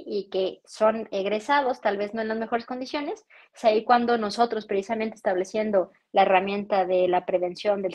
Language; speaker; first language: Spanish; native; Spanish